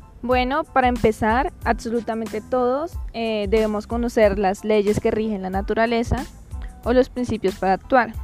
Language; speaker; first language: Spanish; native; Spanish